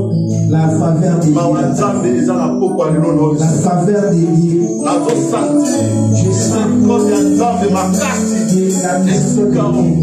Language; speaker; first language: French; non-native, local second language; Lingala